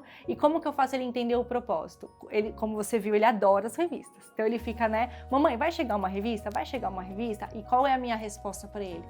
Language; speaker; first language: Portuguese; native; Portuguese